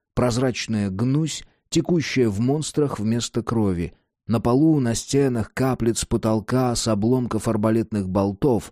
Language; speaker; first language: Russian; native; Russian